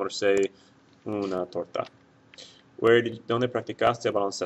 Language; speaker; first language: Spanish; non-native, fluent; English